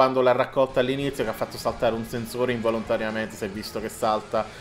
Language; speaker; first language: Italian; native; Italian